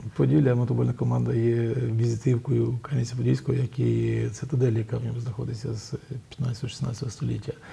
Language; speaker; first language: Ukrainian; native; Ukrainian